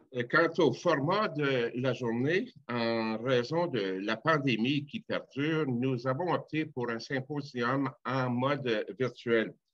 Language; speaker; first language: French; native; French